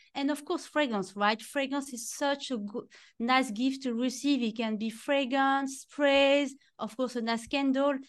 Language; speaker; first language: English; non-native, fluent; French